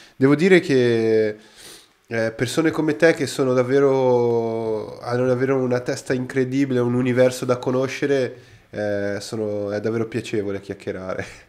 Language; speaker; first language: Italian; native; Italian